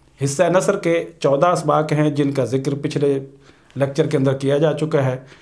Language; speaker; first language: Urdu; non-native, local second language; Punjabi